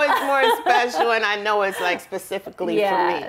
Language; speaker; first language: English; native; English